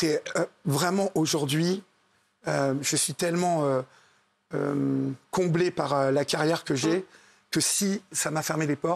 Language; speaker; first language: French; native; French